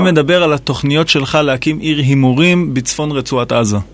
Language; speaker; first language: Hebrew; native; Hebrew